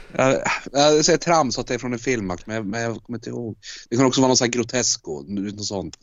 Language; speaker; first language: Swedish; native; Swedish